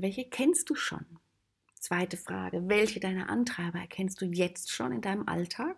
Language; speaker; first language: German; native; German